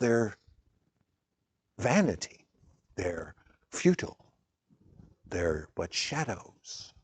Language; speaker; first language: English; native; English